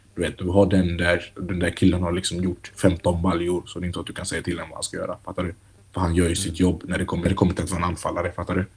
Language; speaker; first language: Swedish; early bilingual, other home language; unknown